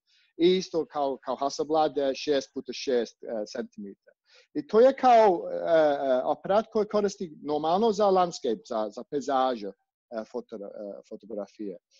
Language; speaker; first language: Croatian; non-native, learner; English